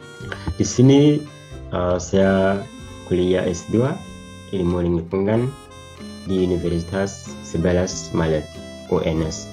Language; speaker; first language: Indonesian; non-native, learner; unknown